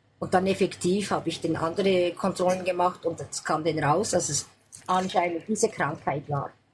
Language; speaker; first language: German; native; German